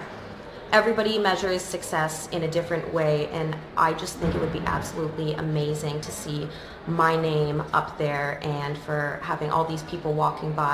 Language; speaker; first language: English; native; English